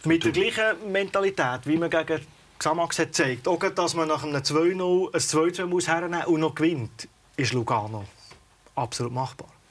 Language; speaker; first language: German; native; German